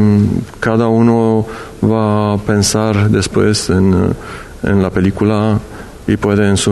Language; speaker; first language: Spanish; non-native, learner; Romanian